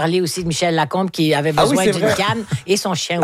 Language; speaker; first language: French; native; French